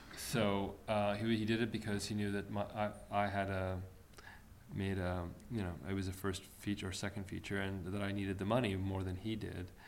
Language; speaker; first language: English; early bilingual, other home language; Armenian